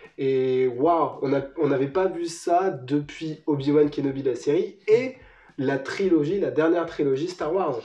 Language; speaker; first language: French; native; French